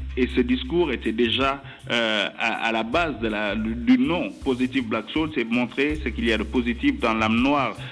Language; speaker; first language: French; non-native, local second language; Wolof